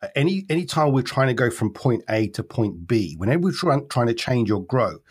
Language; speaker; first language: English; native; English